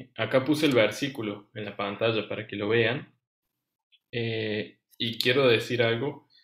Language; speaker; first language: Spanish; native; Spanish